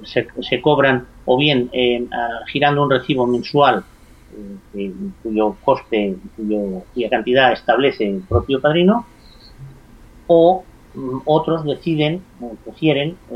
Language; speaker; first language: Spanish; native; Spanish